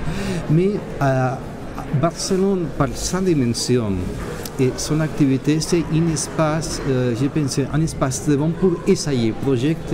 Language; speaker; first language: French; non-native, learner; Catalan